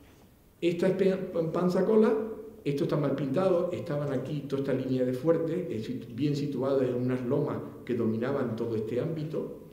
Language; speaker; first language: Spanish; native; Spanish